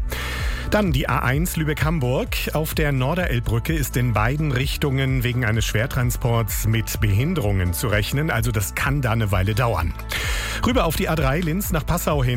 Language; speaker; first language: German; native; German